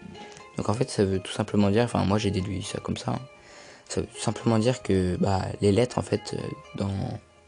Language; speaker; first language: French; native; French